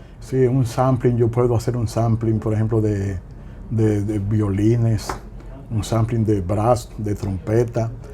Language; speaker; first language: Spanish; native; Spanish